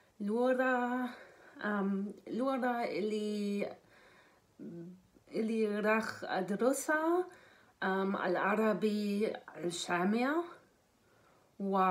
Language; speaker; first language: Arabic; non-native, learner; German